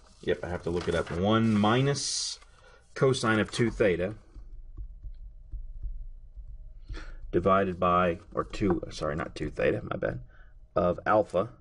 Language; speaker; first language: English; native; English